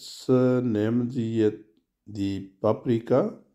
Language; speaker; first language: German; non-native, learner; Urdu